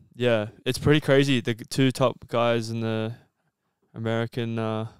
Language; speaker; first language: English; native; English